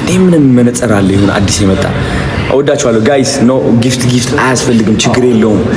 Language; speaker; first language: Amharic; native; Amharic